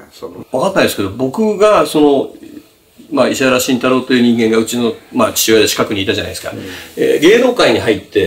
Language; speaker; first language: Japanese; native; Japanese